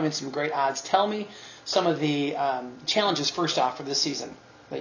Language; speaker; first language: English; native; English